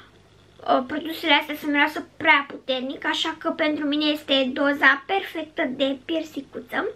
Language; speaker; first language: Romanian; native; Romanian